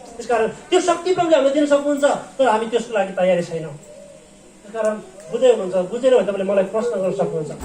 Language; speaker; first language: Nepali; non-native, local second language; Eastern Tamang